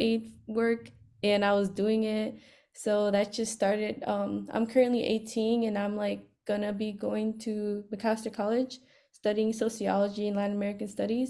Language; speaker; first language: English; native; English